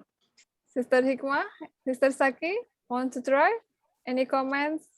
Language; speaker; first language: English; non-native, learner; Indonesian